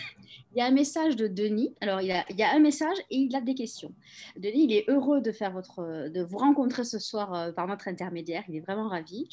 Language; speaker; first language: French; native; French